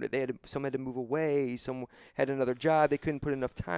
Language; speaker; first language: English; native; English